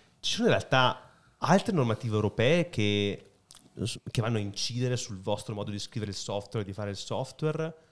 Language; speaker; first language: Italian; native; Italian